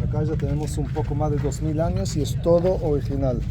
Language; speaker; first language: Spanish; non-native, fluent; Hebrew